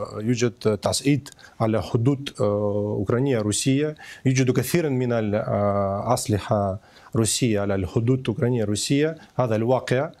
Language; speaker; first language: Arabic; non-native, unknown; Ukrainian